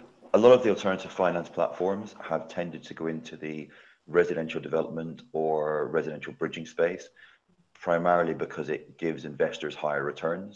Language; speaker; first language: English; native; English